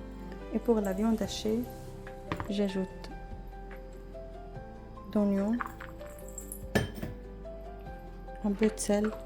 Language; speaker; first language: French; non-native, learner; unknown